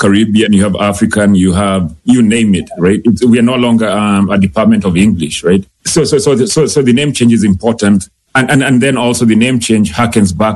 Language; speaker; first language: English; non-native, local second language; Kikuyu